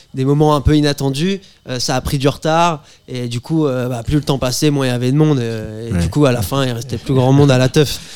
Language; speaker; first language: French; native; French